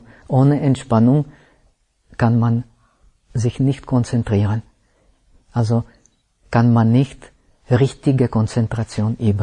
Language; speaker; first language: German; non-native, fluent; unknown